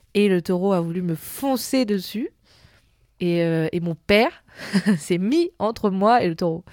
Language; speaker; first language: French; native; French